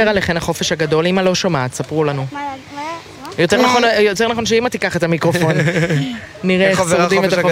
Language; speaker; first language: Hebrew; native; Hebrew